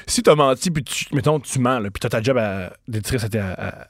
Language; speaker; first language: French; native; French